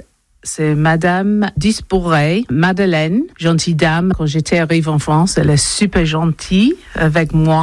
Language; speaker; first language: French; non-native, learner; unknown